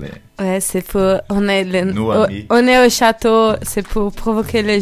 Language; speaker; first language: French; non-native, learner; Portuguese